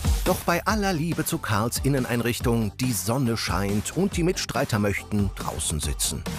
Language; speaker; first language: German; native; German